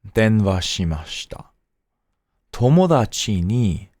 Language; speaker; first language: Japanese; non-native, learner; English